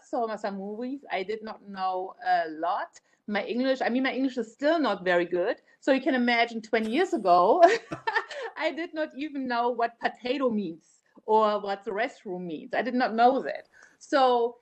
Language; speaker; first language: English; non-native, fluent; German